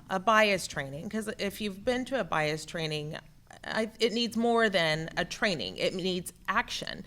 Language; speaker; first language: English; native; English